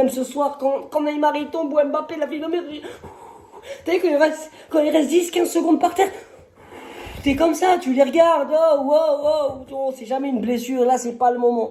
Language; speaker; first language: French; native; French